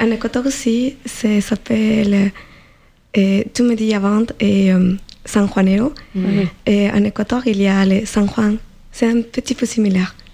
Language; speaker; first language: French; non-native, learner; Spanish